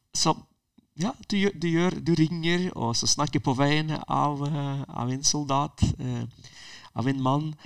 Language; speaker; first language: Norwegian; non-native, fluent; Ukrainian